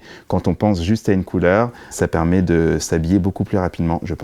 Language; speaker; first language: French; native; French